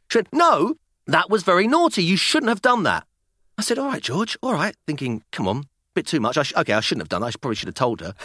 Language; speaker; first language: English; native; English